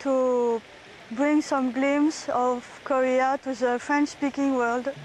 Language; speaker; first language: English; non-native, fluent; French